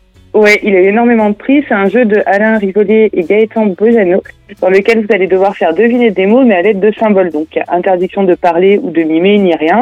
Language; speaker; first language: French; native; French